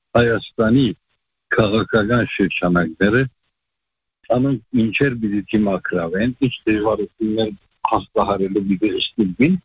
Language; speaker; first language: Armenian; native; Armenian